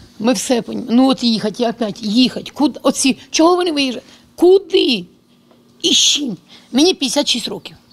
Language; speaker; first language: Ukrainian; native; Ukrainian